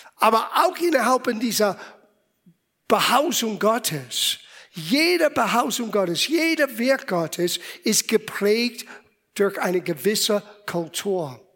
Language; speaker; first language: German; non-native, fluent; English